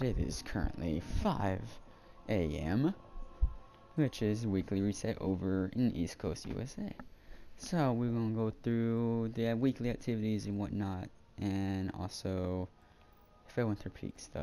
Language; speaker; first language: English; native; English